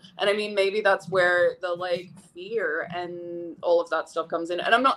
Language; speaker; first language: English; native; English